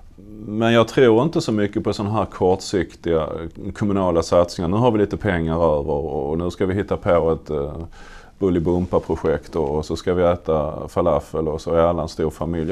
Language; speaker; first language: Swedish; native; Swedish